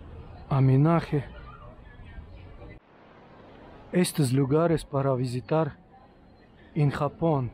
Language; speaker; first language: Spanish; non-native, learner; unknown